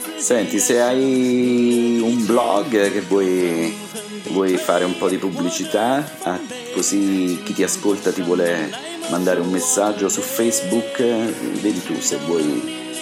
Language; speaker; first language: Italian; native; Italian